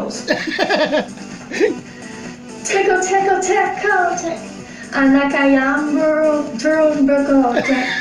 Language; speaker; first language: Indonesian; non-native, learner; Ukrainian